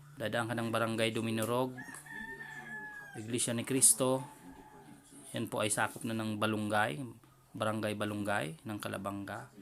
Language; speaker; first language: Filipino; non-native, local second language; Bikol